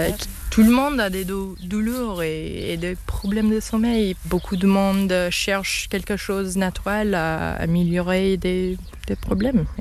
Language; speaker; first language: French; non-native, learner; English